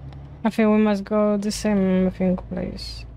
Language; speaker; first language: English; non-native, learner; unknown